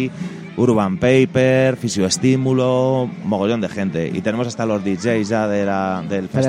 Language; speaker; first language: Spanish; native; Spanish